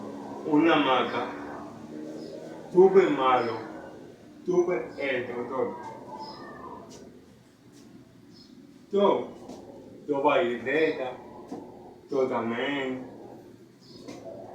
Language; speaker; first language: Spanish; non-native, learner; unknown